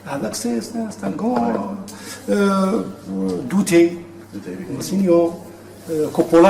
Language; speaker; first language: French; non-native, local second language; Arabic